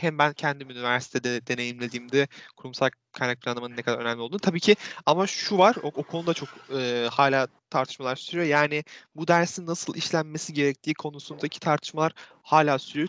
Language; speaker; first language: Turkish; native; Turkish